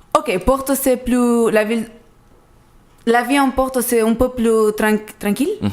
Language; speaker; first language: French; non-native, learner; Portuguese